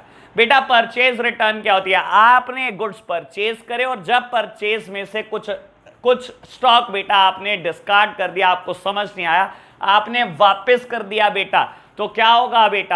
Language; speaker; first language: Hindi; native; Hindi